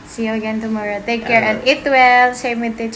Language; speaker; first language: English; non-native, local second language; Filipino